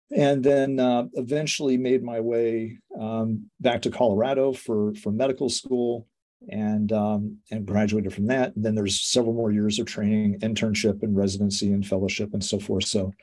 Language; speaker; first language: English; native; English